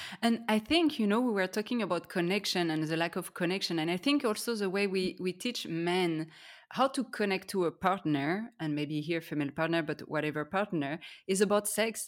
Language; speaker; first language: English; non-native, fluent; French